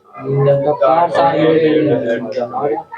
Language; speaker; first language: English; non-native, learner; Hindi